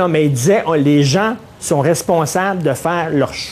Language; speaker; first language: French; native; French